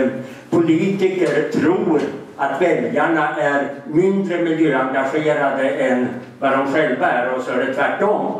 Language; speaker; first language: Swedish; native; Swedish